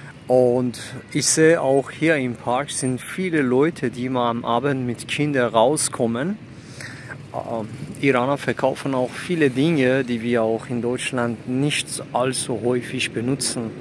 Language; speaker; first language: German; non-native, fluent; Persian